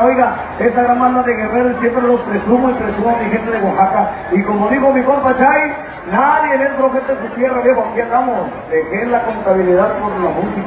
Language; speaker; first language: Spanish; native; Spanish